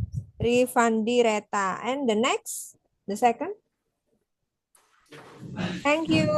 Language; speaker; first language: English; non-native, fluent; Indonesian